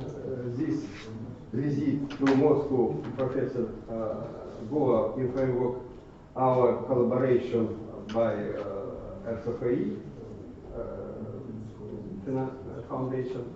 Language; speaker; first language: English; non-native, learner; Russian